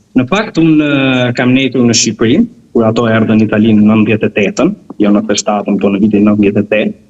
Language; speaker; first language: Albanian; early bilingual, heritage; Albanian